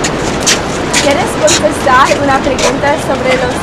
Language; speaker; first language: Spanish; non-native, learner; English